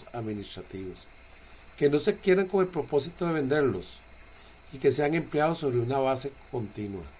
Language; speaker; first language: Spanish; native; Spanish